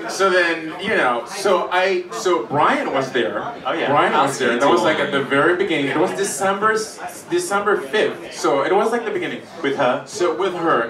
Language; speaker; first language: English; non-native, fluent; French